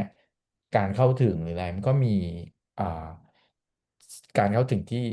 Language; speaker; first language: Thai; native; Thai